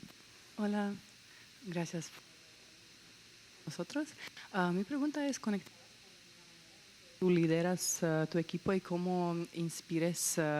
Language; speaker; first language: Spanish; non-native, learner; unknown